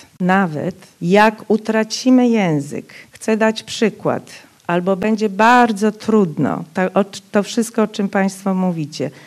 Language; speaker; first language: Polish; non-native, local second language; Rusyn